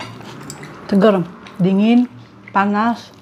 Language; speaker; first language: French; non-native, learner; Indonesian